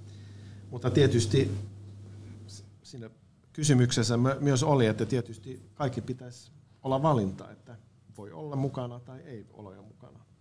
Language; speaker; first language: Finnish; non-native, fluent; Swedish